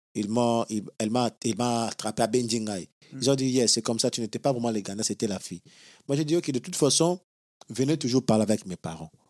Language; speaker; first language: French; non-native, local second language; Lingala